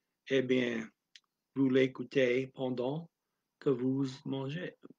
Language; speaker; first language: French; non-native, learner; English